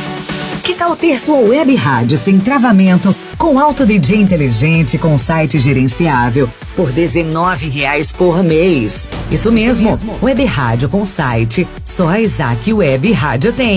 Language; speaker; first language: Portuguese; native; Portuguese